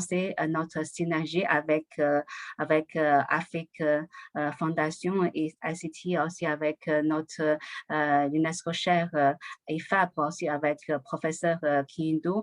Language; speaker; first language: French; non-native, learner; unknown